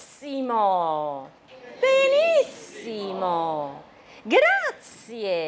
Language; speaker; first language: Italian; non-native, fluent; Chinese